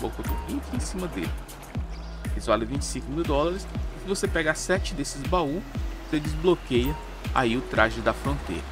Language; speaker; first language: Portuguese; native; Portuguese